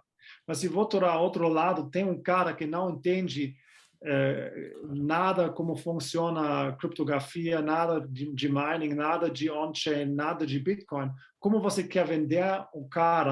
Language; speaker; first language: Portuguese; non-native, fluent; German